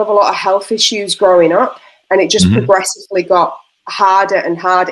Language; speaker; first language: English; native; English